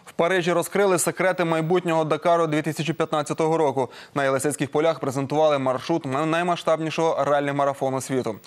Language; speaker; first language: Ukrainian; native; Ukrainian